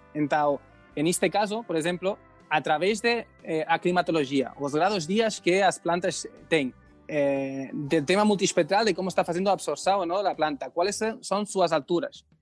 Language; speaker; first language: Portuguese; non-native, learner; Catalan